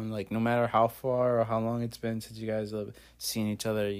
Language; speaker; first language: English; native; English